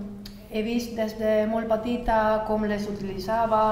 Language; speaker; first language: Catalan; non-native, fluent; Romanian